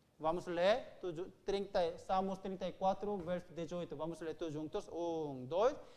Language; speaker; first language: Portuguese; non-native, learner; Korean